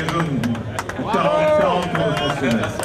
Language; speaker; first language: French; native; French